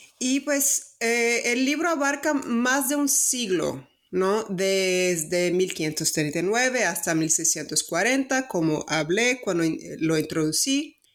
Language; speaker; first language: Spanish; non-native, fluent; Portuguese